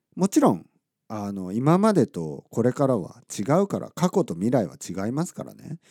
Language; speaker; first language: Japanese; native; Japanese